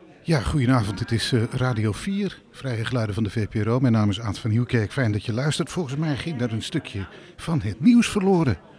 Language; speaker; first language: Dutch; native; Dutch